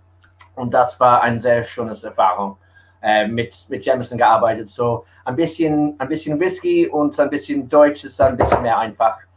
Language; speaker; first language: German; early bilingual, heritage; English